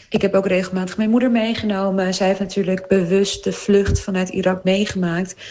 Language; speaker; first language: Dutch; early bilingual, other home language; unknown